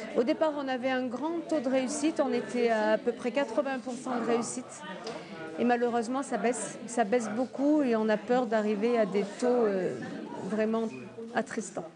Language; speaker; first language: French; native; French